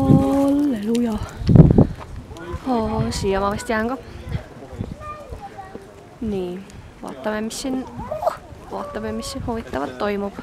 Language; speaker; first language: Estonian; native; Estonian